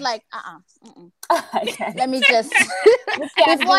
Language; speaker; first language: English; early bilingual, other home language; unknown